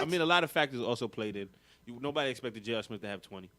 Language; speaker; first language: English; native; English